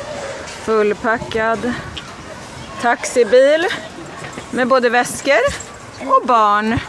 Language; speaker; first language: Swedish; native; Swedish